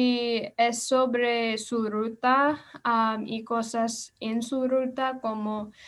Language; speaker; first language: Spanish; non-native, learner; English